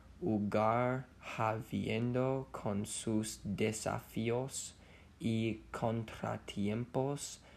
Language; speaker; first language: Spanish; non-native, learner; English